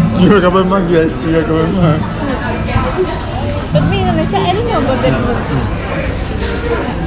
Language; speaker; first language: English; non-native, learner; Korean